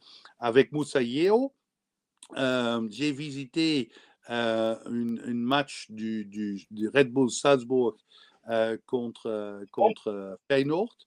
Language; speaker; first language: French; non-native, learner; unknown